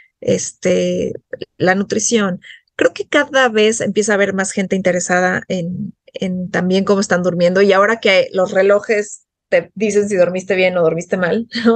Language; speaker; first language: Spanish; native; Spanish